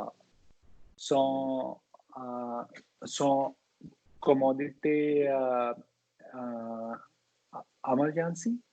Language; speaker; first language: French; non-native, learner; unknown